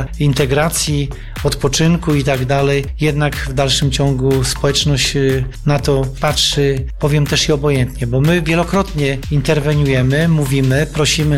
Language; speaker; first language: Polish; native; Polish